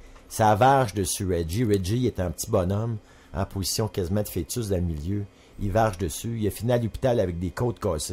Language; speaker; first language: French; native; French